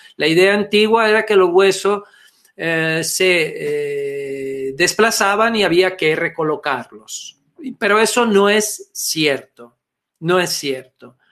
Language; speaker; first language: Spanish; non-native, fluent; Italian